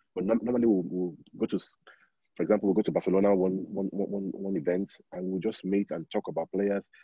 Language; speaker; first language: English; non-native, local second language; Yoruba